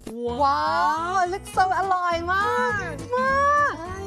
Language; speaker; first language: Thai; non-native, fluent; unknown